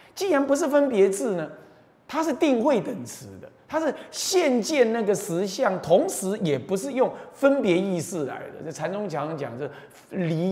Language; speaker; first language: Chinese; native; Chinese